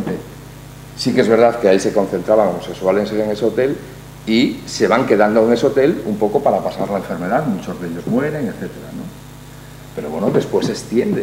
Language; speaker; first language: Spanish; native; Spanish